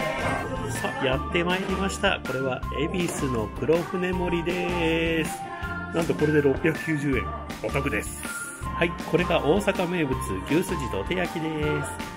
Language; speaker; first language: Japanese; native; Japanese